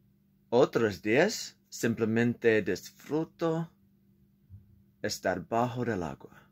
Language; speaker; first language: Spanish; non-native, learner; English